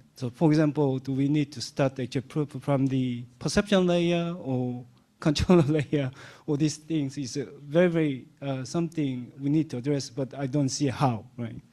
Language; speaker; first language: English; non-native, fluent; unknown